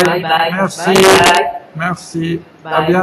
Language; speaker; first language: French; native; French